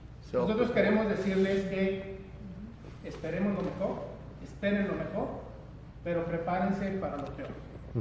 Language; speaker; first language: Spanish; native; Spanish